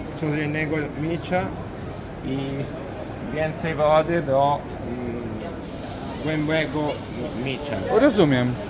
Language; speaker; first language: Polish; non-native, learner; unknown